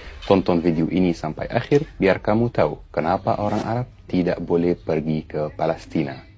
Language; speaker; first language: Indonesian; non-native, fluent; Arabic